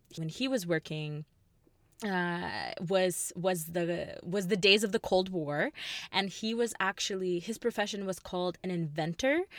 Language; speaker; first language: English; early bilingual, other home language; Russian